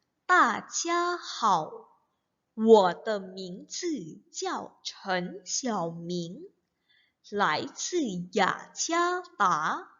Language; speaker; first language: Chinese; non-native, fluent; Indonesian